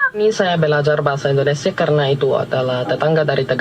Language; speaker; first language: Indonesian; non-native, learner; Filipino